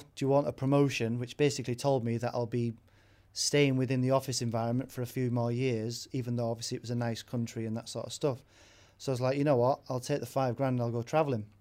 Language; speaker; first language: English; native; English